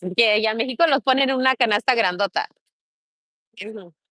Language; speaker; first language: Spanish; early bilingual, heritage; Spanish